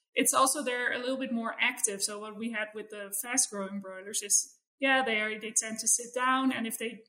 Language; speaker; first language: English; non-native, fluent; Dutch